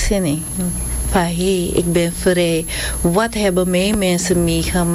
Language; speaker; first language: Dutch; non-native, local second language; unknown